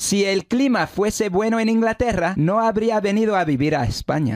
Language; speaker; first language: Spanish; non-native, fluent; English